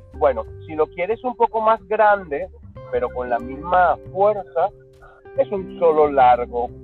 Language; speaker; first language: Spanish; early bilingual, other home language; Italian